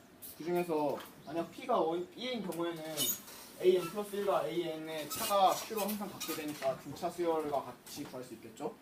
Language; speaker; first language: Korean; native; Korean